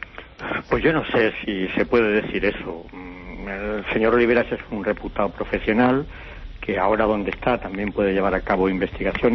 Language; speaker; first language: Spanish; native; Spanish